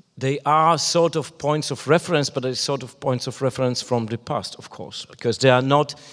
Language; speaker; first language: English; non-native, fluent; Polish